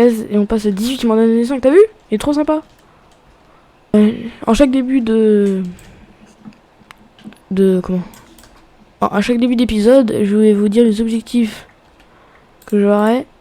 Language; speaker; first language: French; native; French